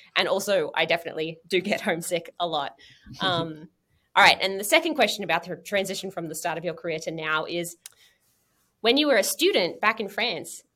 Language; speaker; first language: English; native; English